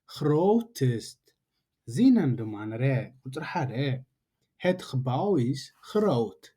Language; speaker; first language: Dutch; non-native, learner; Tigrinya